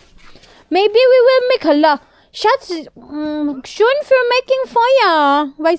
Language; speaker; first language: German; non-native, learner; Filipino